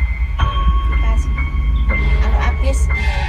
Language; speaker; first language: Indonesian; non-native, local second language; Javanese